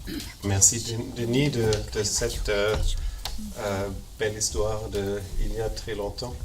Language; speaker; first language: French; non-native, fluent; German